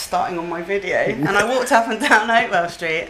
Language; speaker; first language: English; native; English